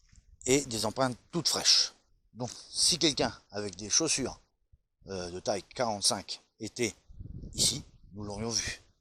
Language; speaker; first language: French; native; French